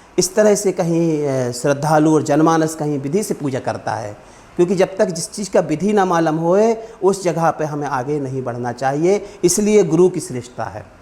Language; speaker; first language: Hindi; native; Hindi